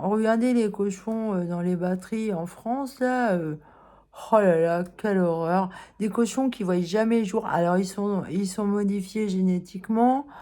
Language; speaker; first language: French; native; French